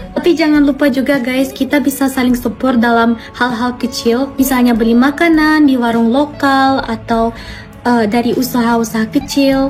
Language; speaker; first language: Indonesian; non-native, fluent; German